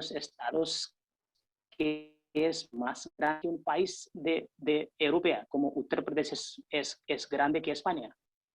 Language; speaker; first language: Spanish; non-native, fluent; Hindi